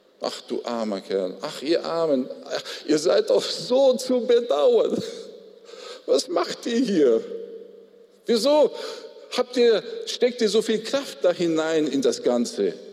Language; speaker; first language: German; native; German